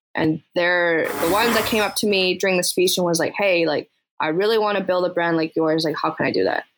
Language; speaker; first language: English; early bilingual, other home language; Chinese